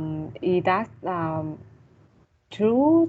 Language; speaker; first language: English; non-native, learner; Vietnamese